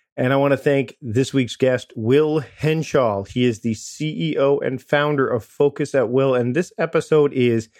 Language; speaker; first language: English; native; English